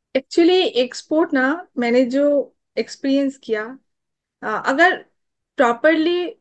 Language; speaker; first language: Hindi; non-native, local second language; Bangla